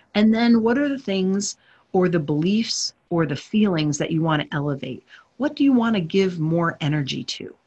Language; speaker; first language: English; native; English